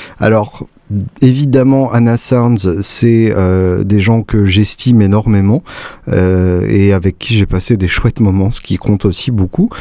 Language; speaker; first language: French; native; French